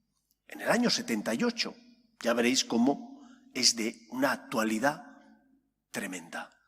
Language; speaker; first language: Spanish; native; Spanish